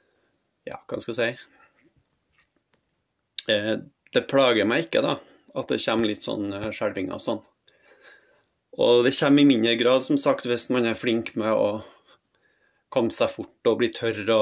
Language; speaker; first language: Norwegian; native; Norwegian